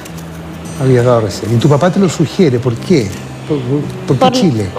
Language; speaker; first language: Spanish; native; Spanish